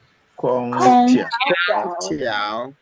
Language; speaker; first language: Chinese; non-native, learner; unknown